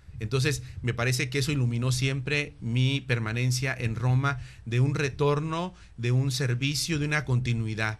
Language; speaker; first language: Spanish; native; Spanish